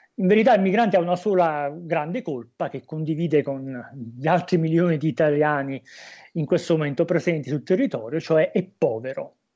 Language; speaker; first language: Italian; native; Italian